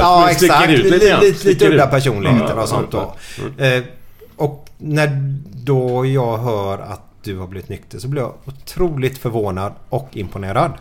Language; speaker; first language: Swedish; native; Swedish